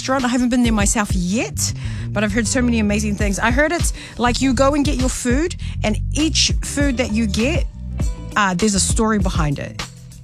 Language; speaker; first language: English; non-native, fluent; Samoan